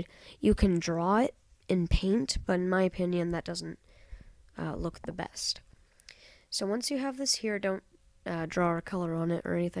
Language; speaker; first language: English; native; English